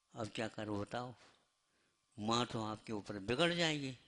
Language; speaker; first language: Hindi; non-native, local second language; Kannada